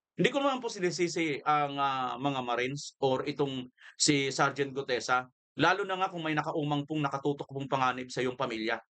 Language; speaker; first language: Filipino; non-native, local second language; Waray